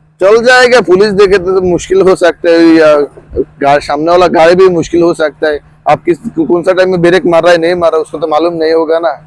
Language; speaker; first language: Hindi; non-native, fluent; Bangla